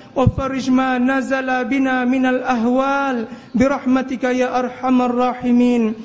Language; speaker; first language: Arabic; non-native, fluent; Malay